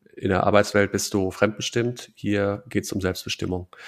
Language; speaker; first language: German; native; German